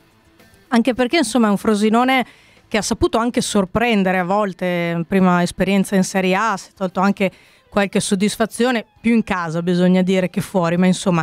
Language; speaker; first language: Italian; native; Italian